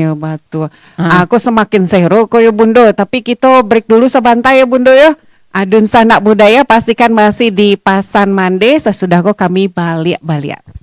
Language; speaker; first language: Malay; non-native, local second language; Minangkabau